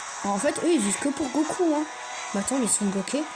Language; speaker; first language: French; native; French